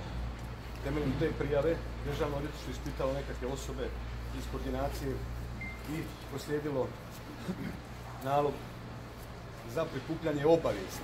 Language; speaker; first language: Croatian; native; Croatian